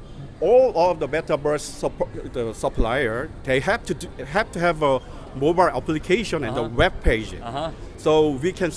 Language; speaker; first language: English; non-native, learner; Korean